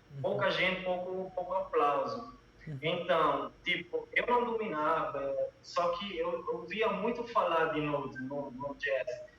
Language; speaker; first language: Portuguese; non-native, local second language; Kabuverdianu